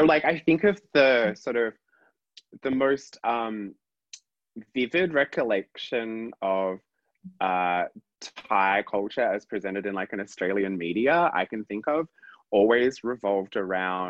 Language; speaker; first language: English; native; English